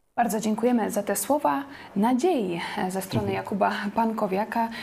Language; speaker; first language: Polish; native; Polish